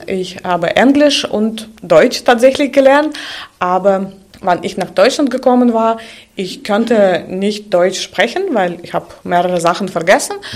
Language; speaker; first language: German; non-native, fluent; Russian